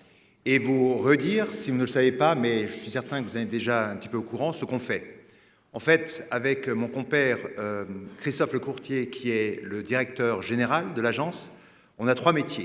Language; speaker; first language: French; native; French